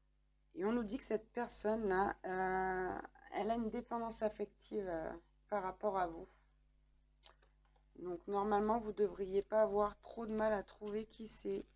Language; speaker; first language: French; native; French